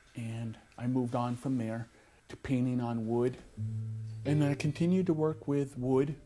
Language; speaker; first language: English; native; English